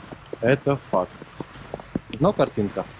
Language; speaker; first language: Russian; native; Russian